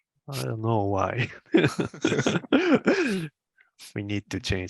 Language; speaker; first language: English; non-native, learner; Japanese